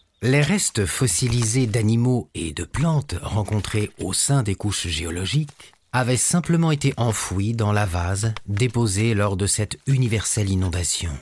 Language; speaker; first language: French; native; French